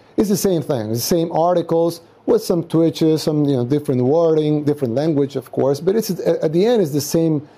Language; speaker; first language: English; non-native, fluent; Spanish